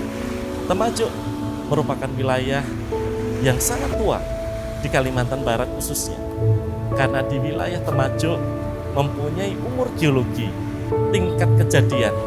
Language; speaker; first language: Indonesian; native; Indonesian